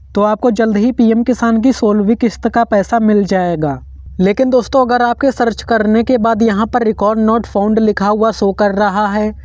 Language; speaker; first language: Hindi; non-native, local second language; Marathi